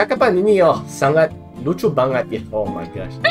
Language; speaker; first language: Indonesian; non-native, learner; English